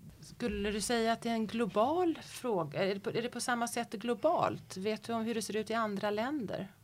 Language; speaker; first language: Swedish; native; Swedish